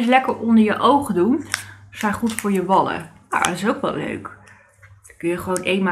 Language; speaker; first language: Dutch; native; Dutch